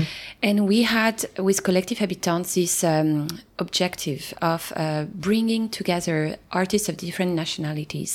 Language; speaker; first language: English; non-native, fluent; French